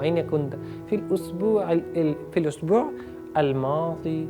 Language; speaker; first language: Arabic; non-native, fluent; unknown